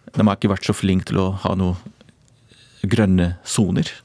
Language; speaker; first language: Norwegian; non-native, fluent; Arabic